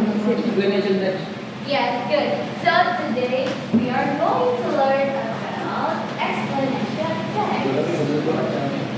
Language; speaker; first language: English; non-native, fluent; Indonesian